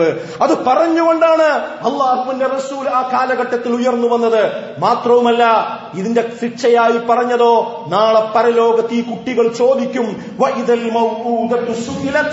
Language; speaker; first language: Malayalam; native; Malayalam